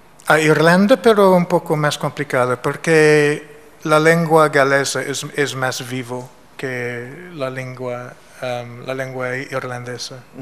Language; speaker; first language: Spanish; non-native, fluent; English